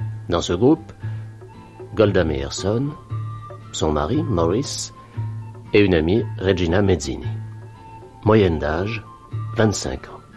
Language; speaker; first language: French; native; French